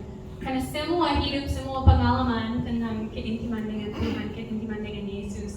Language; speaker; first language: Indonesian; non-native, fluent; English